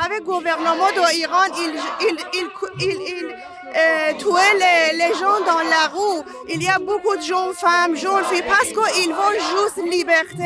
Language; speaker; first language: French; non-native, learner; Persian